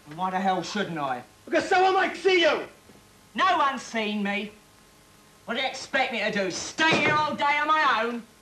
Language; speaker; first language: English; native; English